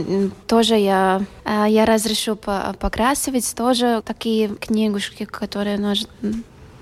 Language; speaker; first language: Russian; non-native, local second language; Latvian